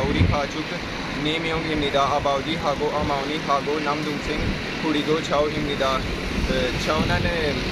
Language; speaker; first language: Korean; non-native, learner; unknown